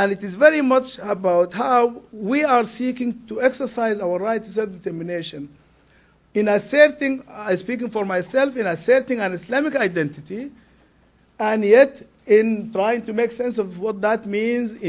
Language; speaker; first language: English; non-native, fluent; Arabic